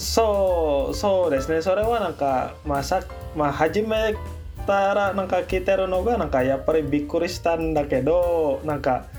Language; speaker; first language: Japanese; non-native, learner; Indonesian